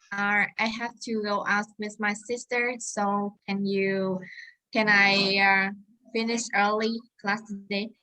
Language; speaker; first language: English; non-native, learner; Vietnamese